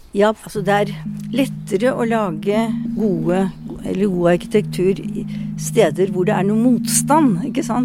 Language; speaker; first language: Norwegian; native; Norwegian